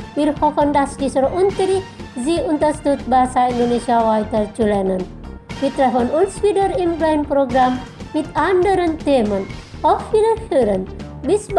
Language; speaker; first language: German; non-native, fluent; Indonesian